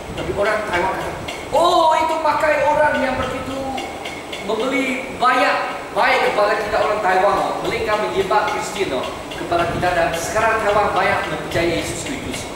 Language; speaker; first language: Malay; non-native, local second language; Chinese